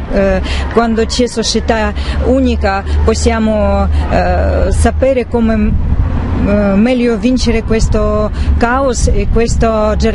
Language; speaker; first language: Italian; non-native, learner; Russian